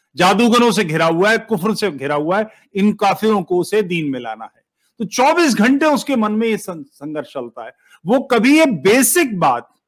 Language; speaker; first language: Hindi; native; Hindi